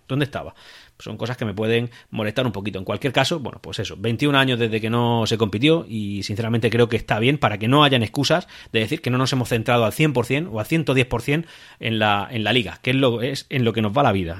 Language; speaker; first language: Spanish; native; Spanish